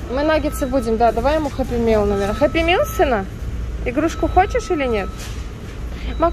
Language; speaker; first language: Russian; native; Russian